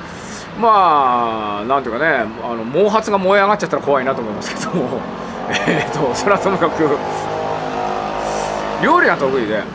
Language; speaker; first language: Japanese; native; Japanese